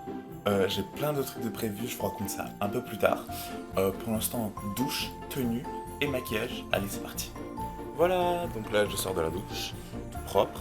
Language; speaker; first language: French; native; French